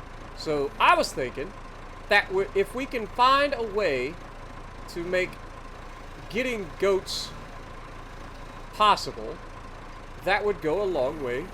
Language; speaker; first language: English; native; English